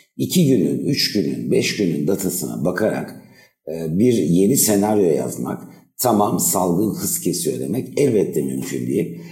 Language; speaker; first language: Turkish; native; Turkish